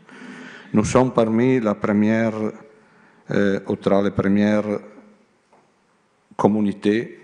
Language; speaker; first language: French; non-native, learner; Italian